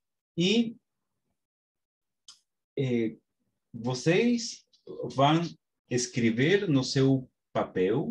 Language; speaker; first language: Portuguese; non-native, fluent; Spanish